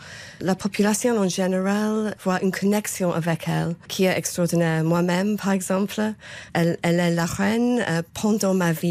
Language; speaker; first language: French; non-native, fluent; English